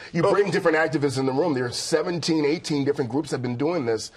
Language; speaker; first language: English; native; English